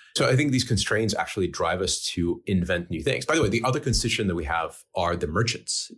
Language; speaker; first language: English; early bilingual, other home language; Ukrainian